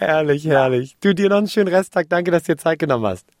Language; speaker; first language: German; native; German